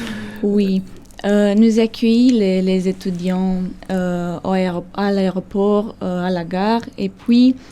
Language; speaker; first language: French; non-native, fluent; Romanian